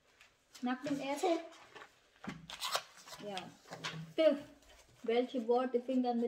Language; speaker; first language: German; non-native, learner; Filipino